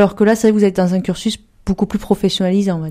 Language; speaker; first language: French; native; French